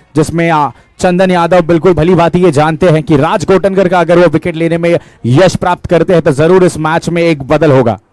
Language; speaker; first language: Hindi; non-native, local second language; Marathi